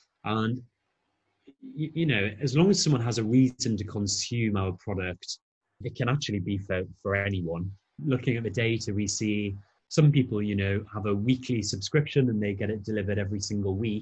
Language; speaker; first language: English; native; English